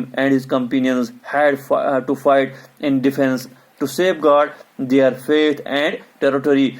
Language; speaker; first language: English; non-native, local second language; Urdu